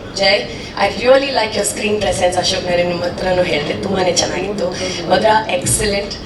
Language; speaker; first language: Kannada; non-native, local second language; Tamil